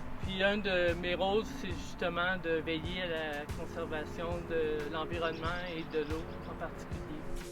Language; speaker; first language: French; native; French